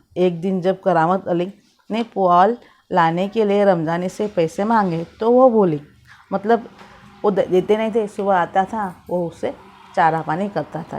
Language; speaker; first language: Hindi; non-native, local second language; Marathi